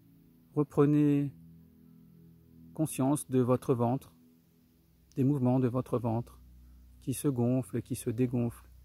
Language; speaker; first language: French; native; French